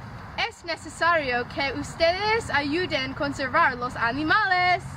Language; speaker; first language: Spanish; non-native, learner; English